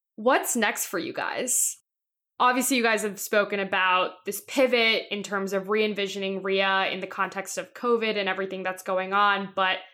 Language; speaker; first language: English; native; English